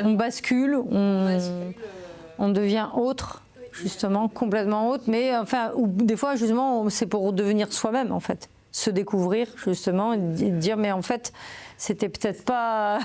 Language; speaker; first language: French; native; French